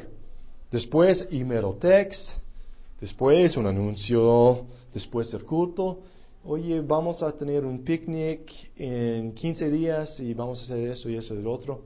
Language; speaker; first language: Spanish; non-native, fluent; English